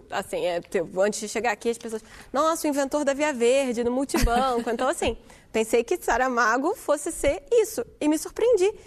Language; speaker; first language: Portuguese; native; Portuguese